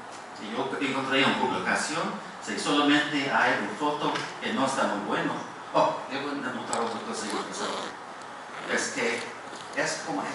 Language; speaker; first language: Spanish; non-native, fluent; English